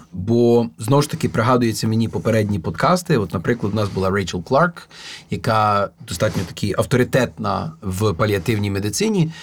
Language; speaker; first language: Ukrainian; native; Ukrainian